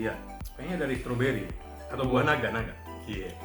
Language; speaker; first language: Indonesian; non-native, fluent; Arabic